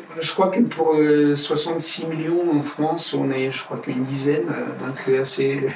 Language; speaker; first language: French; non-native, fluent; Romanian